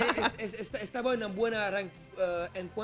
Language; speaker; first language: Spanish; non-native, learner; French